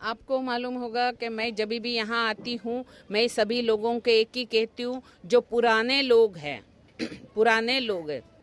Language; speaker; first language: Hindi; non-native, local second language; Marathi